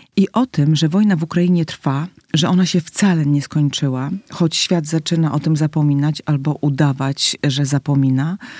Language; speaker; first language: Polish; native; Polish